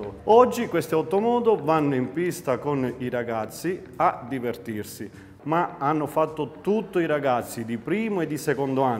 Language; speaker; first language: Italian; native; Italian